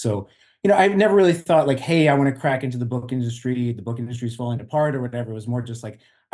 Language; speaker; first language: English; native; English